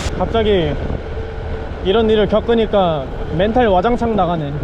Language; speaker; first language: Korean; native; Korean